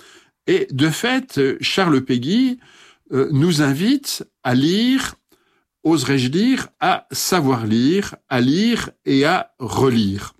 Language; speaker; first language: French; native; French